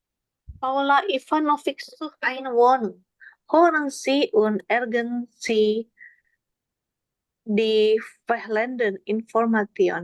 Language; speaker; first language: German; non-native, learner; Indonesian